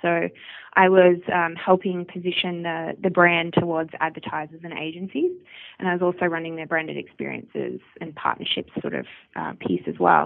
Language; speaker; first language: English; native; English